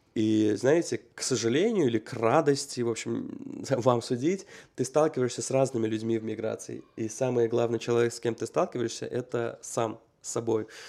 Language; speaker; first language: Russian; native; Russian